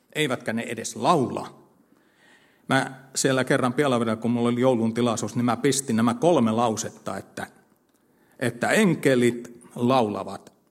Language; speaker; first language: Finnish; native; Finnish